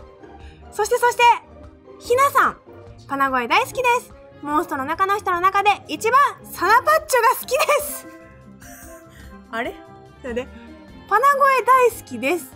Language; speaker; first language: Japanese; native; Japanese